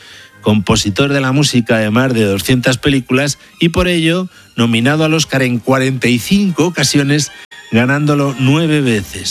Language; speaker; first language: Spanish; native; Spanish